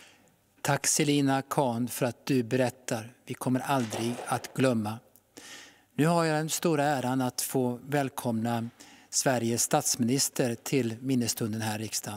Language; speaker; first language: Swedish; native; Swedish